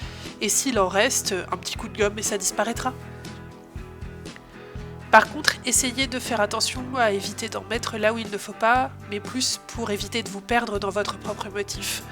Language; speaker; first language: French; native; French